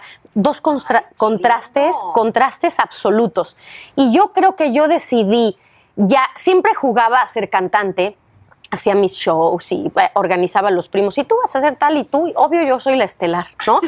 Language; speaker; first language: Spanish; native; Spanish